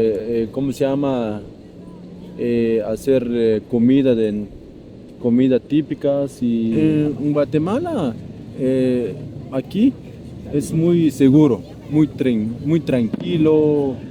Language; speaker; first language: Spanish; non-native, local second language; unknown